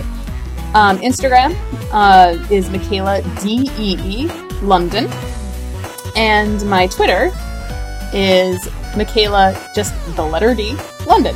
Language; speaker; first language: English; native; English